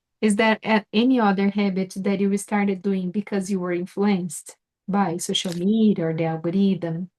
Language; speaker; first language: English; non-native, fluent; Portuguese